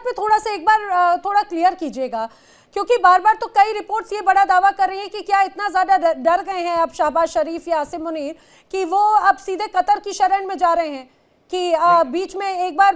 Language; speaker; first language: Hindi; native; Hindi